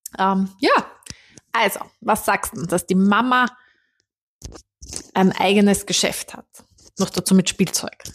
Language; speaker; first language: German; native; German